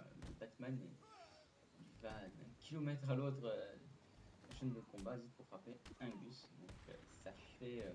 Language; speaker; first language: French; native; French